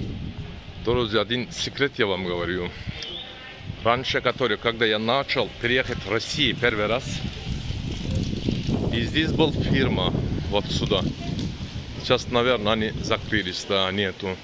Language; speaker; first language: Russian; non-native, learner; Turkish